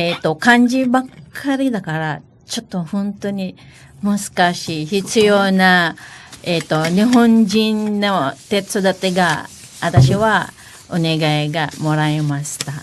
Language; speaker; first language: Japanese; non-native, learner; Filipino